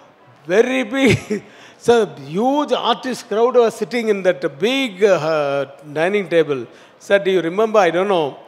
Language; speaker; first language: Telugu; non-native, learner; Tamil